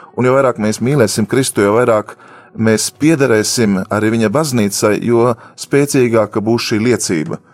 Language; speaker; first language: Latvian; native; Latvian